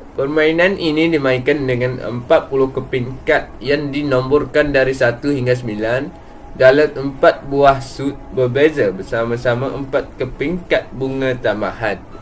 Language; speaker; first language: Malay; native; Malay